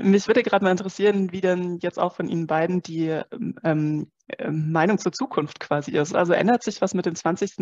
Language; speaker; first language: German; native; German